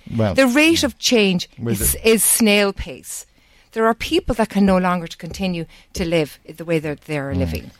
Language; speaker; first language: English; native; English